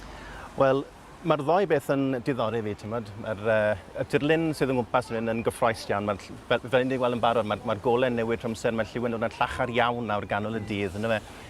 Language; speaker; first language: Welsh; native; Welsh